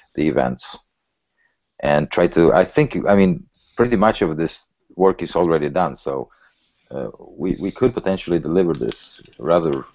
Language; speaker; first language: English; early bilingual, other home language; Polish